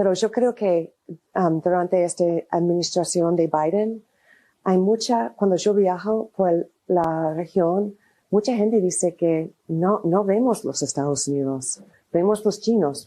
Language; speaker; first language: Spanish; non-native, fluent; English